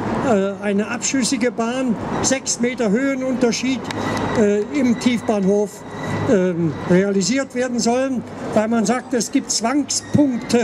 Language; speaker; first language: German; native; German